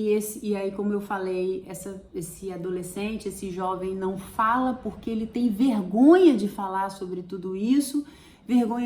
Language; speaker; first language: Portuguese; native; Portuguese